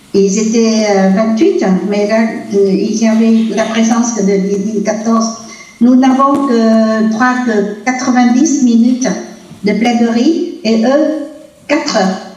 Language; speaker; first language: French; non-native, local second language; Vietnamese